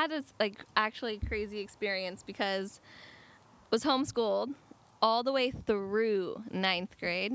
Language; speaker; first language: English; native; English